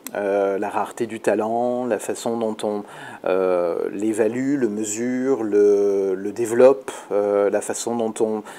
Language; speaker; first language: French; native; French